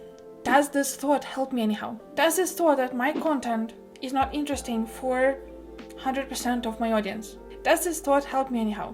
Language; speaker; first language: English; non-native, fluent; Russian